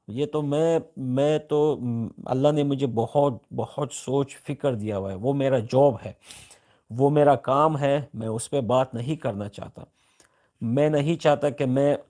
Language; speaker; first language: Urdu; non-native, local second language; Pashto